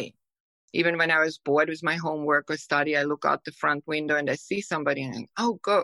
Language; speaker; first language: English; non-native, fluent; German